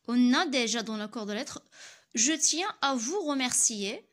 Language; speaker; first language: French; non-native, local second language; Arabic